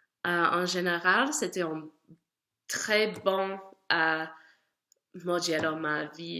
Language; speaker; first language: French; non-native, learner; English